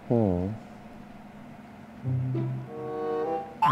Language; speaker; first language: Japanese; non-native, learner; Vietnamese